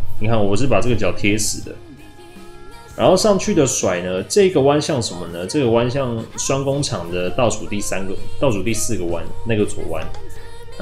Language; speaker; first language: Chinese; native; Chinese